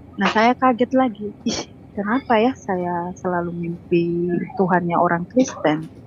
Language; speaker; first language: Indonesian; native; Indonesian